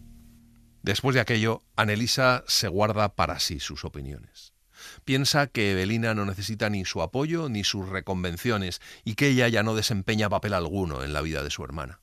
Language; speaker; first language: Spanish; native; Spanish